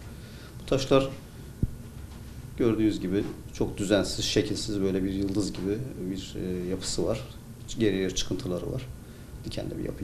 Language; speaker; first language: Turkish; native; Turkish